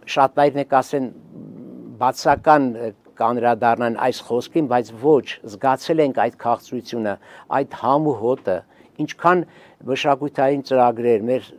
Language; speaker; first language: Armenian; native; Armenian